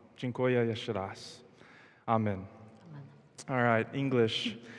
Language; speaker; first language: Polish; non-native, learner; English